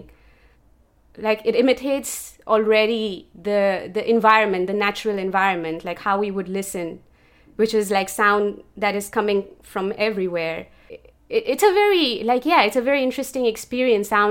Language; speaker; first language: English; non-native, local second language; Urdu